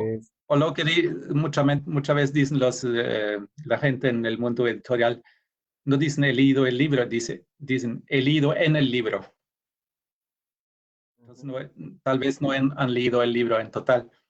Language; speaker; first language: Spanish; non-native, fluent; Norwegian